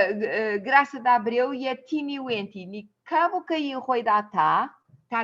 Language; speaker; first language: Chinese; non-native, learner; Portuguese